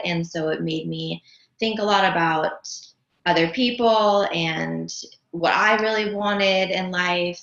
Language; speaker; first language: English; native; English